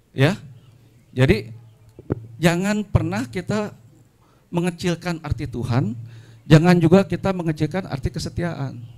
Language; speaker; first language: Indonesian; non-native, local second language; Sundanese